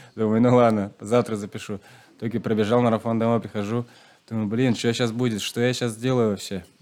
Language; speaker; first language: Russian; non-native, local second language; Chuvash